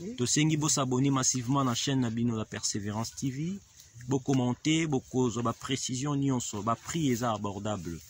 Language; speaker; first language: Lingala; native; Lingala